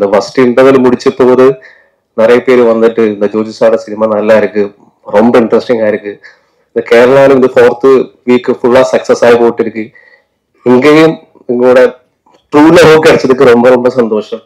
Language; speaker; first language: Tamil; non-native, learner; Malayalam